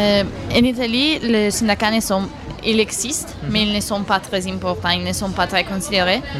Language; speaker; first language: French; non-native, fluent; Italian